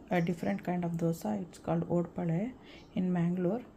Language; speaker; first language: English; non-native, local second language; Kannada